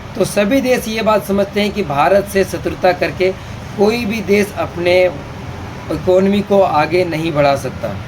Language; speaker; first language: Hindi; native; Hindi